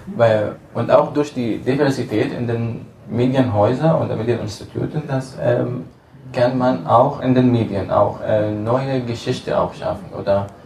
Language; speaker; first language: German; non-native, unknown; Arabic